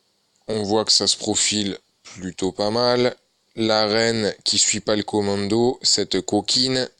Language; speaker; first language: French; native; French